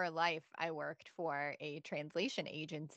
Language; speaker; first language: English; non-native, fluent; Bosnian